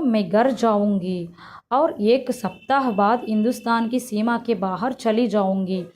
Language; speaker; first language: Hindi; non-native, local second language; Telugu